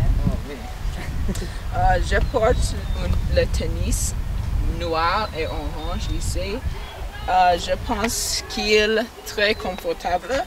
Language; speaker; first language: French; non-native, learner; English